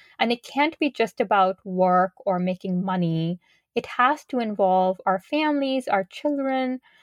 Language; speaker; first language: English; non-native, local second language; Urdu